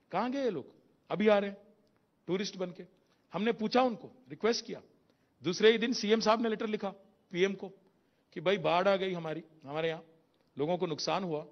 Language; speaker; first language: Hindi; non-native, local second language; Telugu